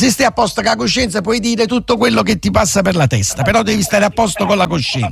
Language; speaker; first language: Italian; native; Italian